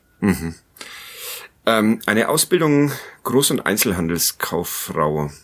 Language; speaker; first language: German; native; German